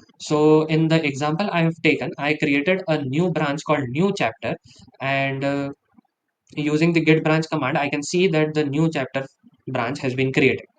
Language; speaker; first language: English; non-native, local second language; Hindi